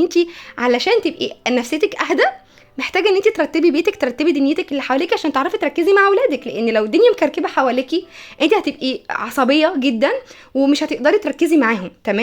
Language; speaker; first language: Arabic; native; Arabic